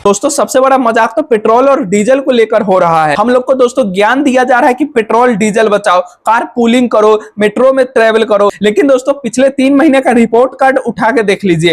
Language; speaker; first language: Hindi; native; Hindi